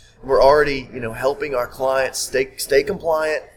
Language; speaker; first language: English; native; English